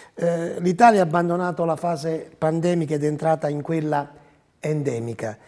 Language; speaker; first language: Italian; native; Italian